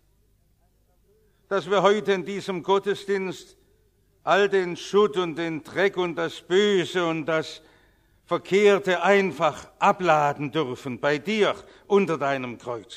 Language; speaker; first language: German; native; German